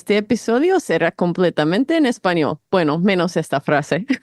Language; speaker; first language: Spanish; non-native, fluent; English